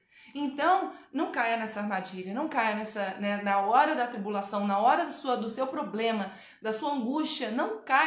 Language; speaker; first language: Portuguese; native; Portuguese